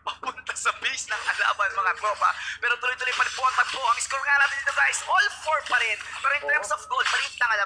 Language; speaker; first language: Filipino; native; Filipino